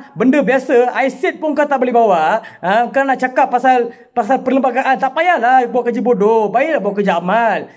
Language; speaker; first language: Malay; non-native, local second language; Tamil